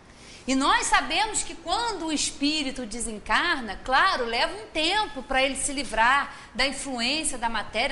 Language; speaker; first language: Portuguese; native; Portuguese